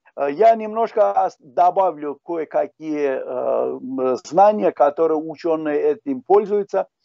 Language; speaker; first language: Russian; non-native, local second language; Talysh